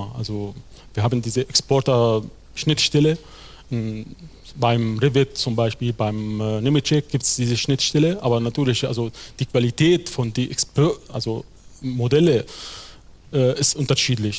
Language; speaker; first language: German; non-native, fluent; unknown